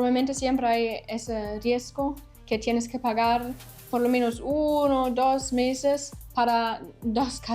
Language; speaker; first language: Spanish; non-native, fluent; German